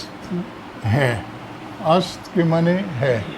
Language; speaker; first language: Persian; non-native, fluent; Urdu